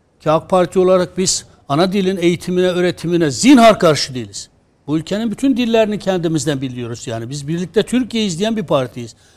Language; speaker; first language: Turkish; non-native, local second language; Kurdish